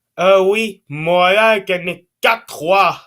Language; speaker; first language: French; non-native, learner; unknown